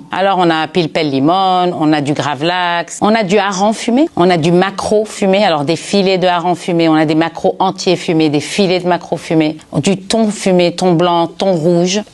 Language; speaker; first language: French; native; French